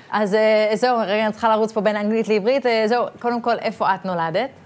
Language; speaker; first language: Hebrew; native; Hebrew